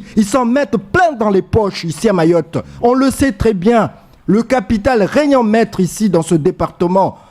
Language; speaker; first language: French; non-native, local second language; Comorian